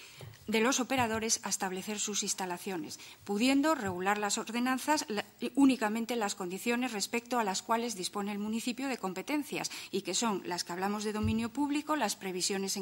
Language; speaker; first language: Spanish; native; Spanish